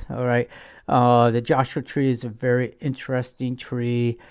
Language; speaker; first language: English; native; English